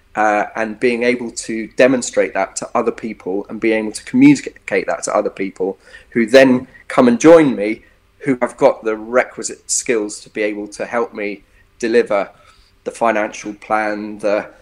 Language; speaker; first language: English; native; English